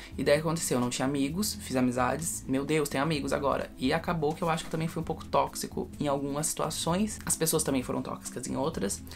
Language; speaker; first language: Portuguese; early bilingual, heritage; Portuguese